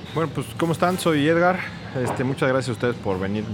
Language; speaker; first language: Spanish; native; Spanish